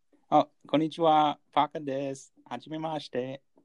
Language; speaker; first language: Japanese; non-native, learner; English